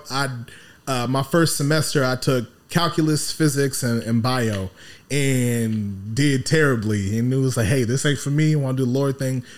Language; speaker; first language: English; early bilingual, other home language; Yoruba